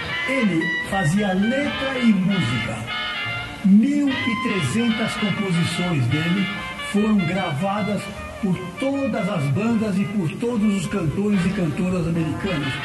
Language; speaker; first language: Portuguese; native; Portuguese